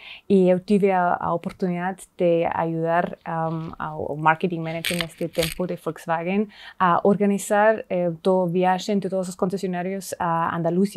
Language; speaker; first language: Portuguese; non-native, fluent; German